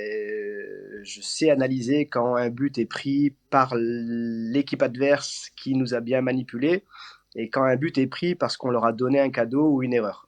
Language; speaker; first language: French; native; French